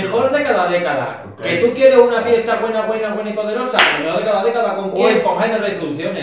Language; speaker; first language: Spanish; native; Spanish